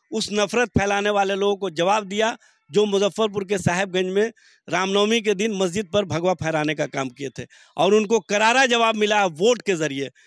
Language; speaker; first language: Hindi; native; Hindi